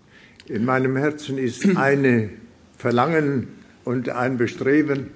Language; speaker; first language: German; non-native, fluent; Russian